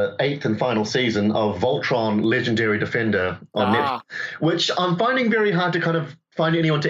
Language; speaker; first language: English; native; English